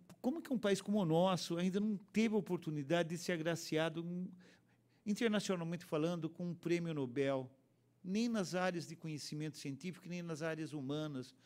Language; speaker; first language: Portuguese; native; Portuguese